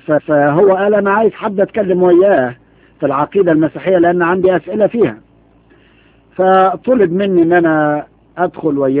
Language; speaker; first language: Arabic; native; Arabic